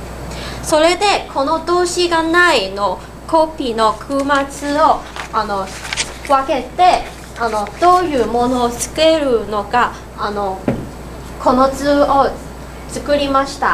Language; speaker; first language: Japanese; non-native, learner; Cantonese